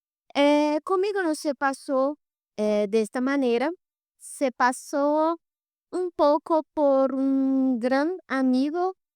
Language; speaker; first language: Spanish; non-native, fluent; Portuguese